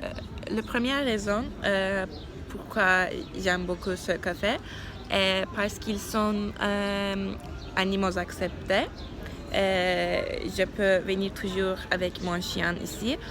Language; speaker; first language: French; non-native, learner; Turkish